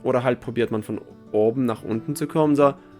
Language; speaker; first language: German; non-native, fluent; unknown